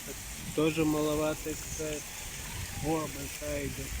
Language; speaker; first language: Russian; native; Russian